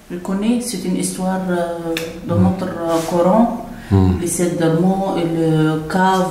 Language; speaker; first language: French; non-native, local second language; Arabic